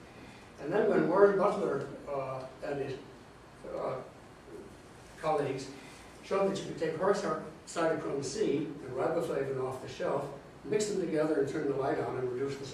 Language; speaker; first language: English; native; English